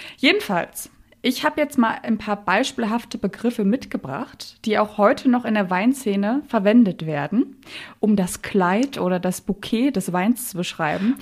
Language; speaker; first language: German; native; German